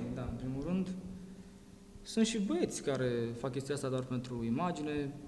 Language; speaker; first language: Romanian; native; Romanian